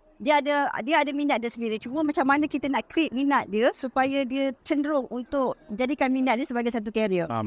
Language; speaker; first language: Malay; native; Malay